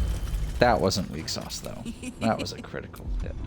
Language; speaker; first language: English; native; English